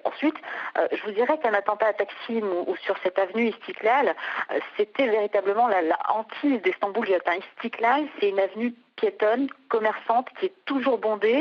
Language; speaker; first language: French; native; French